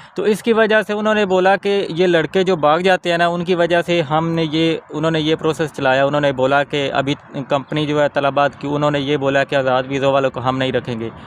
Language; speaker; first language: Urdu; non-native, local second language; Punjabi